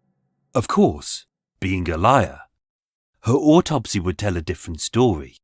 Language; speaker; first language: English; native; English